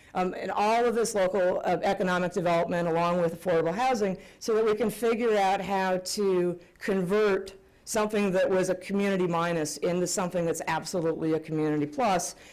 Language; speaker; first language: English; native; English